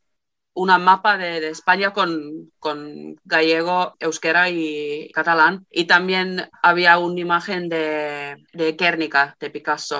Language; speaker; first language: Spanish; non-native, fluent; Finnish